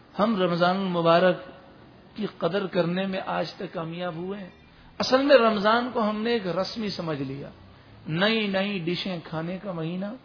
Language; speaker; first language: Urdu; native; Urdu